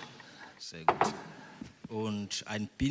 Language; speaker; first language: German; non-native, fluent; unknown